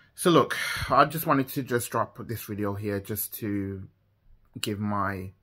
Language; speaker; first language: English; native; English